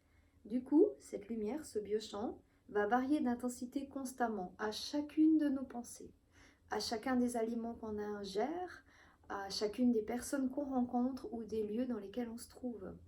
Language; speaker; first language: French; native; French